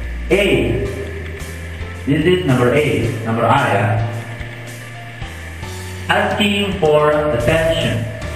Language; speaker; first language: English; non-native, fluent; Sundanese